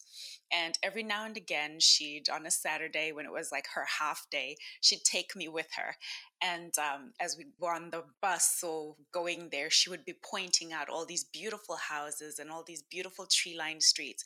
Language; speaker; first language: English; non-native, local second language; Shona